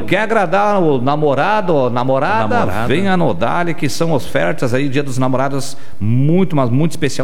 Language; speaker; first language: Portuguese; native; Portuguese